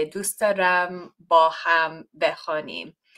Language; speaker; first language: Persian; non-native, fluent; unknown